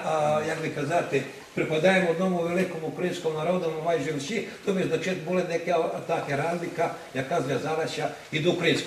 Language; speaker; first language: Ukrainian; early bilingual, heritage; Ukrainian